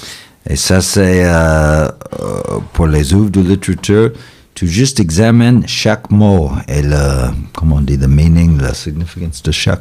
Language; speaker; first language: French; non-native, fluent; English